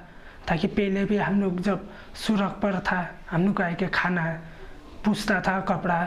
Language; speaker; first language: Hindi; non-native, local second language; Khasi